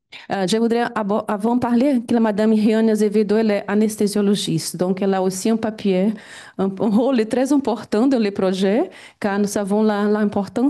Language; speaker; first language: French; non-native, fluent; Portuguese